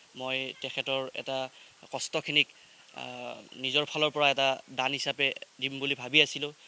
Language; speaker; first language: Assamese; native; Assamese